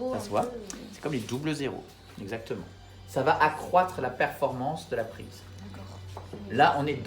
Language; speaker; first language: French; native; French